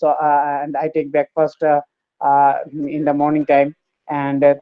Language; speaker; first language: English; non-native, learner; Bangla